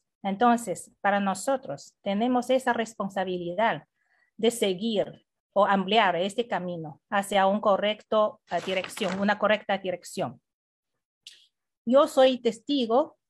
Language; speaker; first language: Spanish; non-native, fluent; Chinese